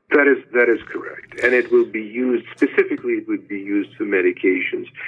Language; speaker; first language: English; non-native, fluent; Ukrainian